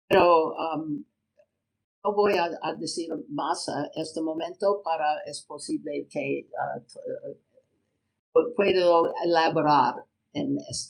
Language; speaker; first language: Spanish; non-native, learner; English